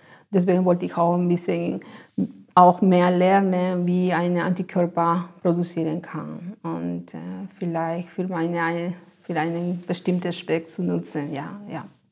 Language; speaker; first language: German; non-native, fluent; Spanish